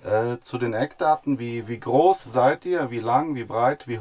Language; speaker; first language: German; native; German